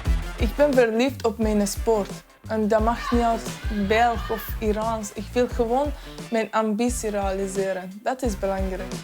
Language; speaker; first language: Dutch; non-native, learner; Persian